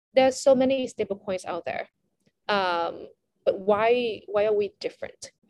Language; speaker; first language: English; non-native, fluent; Vietnamese